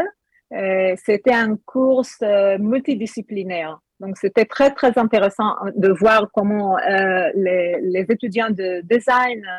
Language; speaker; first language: French; non-native, learner; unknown